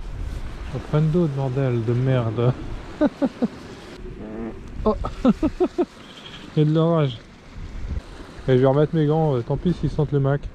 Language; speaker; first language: French; native; French